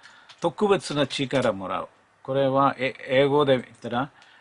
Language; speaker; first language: Japanese; non-native, learner; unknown